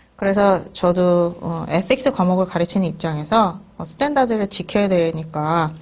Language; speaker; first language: Korean; native; Korean